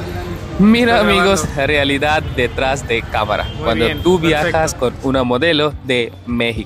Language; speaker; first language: Spanish; non-native, learner; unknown